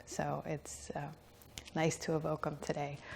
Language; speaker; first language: English; native; English